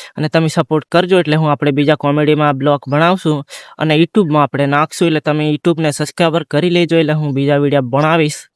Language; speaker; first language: Gujarati; non-native, local second language; Bhili